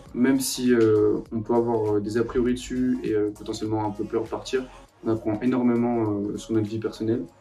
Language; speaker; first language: French; native; French